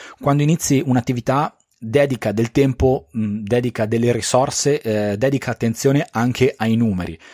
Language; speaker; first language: Italian; native; Italian